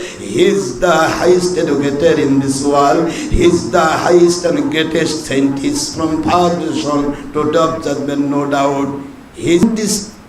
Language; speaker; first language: English; non-native, local second language; Bangla